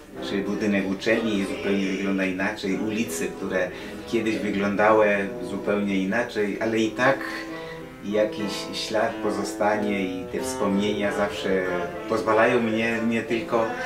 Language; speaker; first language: Polish; non-native, fluent; Spanish